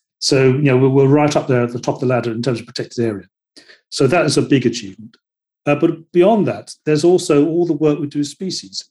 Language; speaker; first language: English; native; English